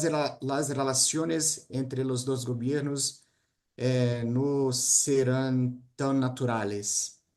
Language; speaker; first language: Spanish; non-native, learner; Portuguese